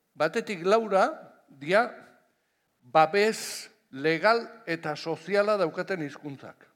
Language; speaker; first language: Basque; non-native, local second language; Spanish